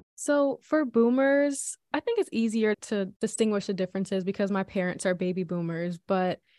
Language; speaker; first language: English; native; English